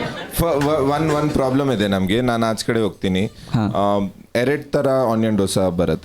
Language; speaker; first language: Kannada; non-native, local second language; Punjabi